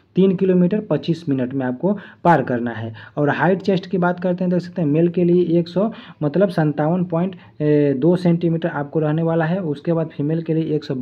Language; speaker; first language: Hindi; native; Hindi